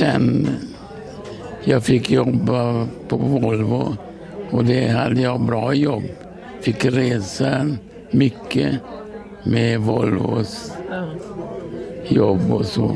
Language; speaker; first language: Swedish; early bilingual, other home language; Portuguese